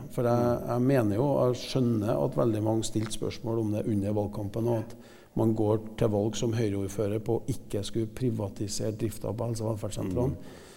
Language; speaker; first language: Norwegian; native; Norwegian